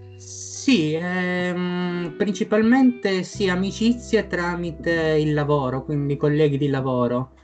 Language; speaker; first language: Italian; native; Italian